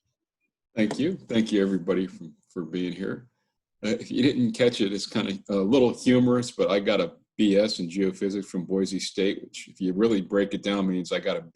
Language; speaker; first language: English; native; English